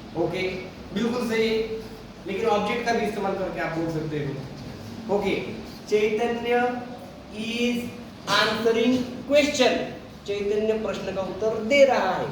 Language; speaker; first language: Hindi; non-native, local second language; Marathi